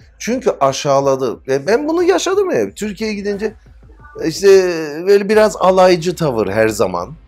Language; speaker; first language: Turkish; early bilingual, heritage; Turkish